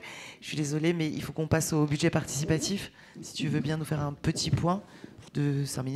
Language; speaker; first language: French; native; French